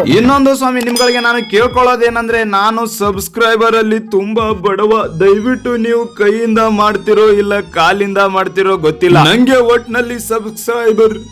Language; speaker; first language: Kannada; native; Kannada